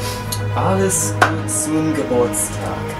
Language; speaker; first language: German; non-native, learner; English